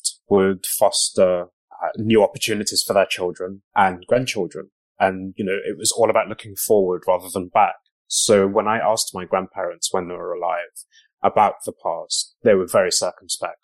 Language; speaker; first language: English; native; English